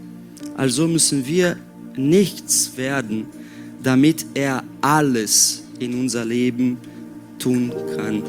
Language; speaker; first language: German; non-native, learner; Portuguese